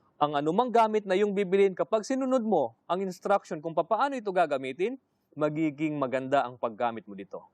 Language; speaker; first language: Filipino; native; Filipino